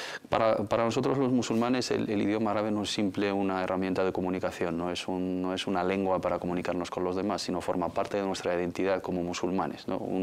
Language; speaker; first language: Spanish; native; Spanish